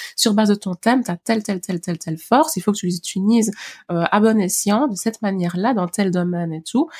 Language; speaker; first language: French; native; French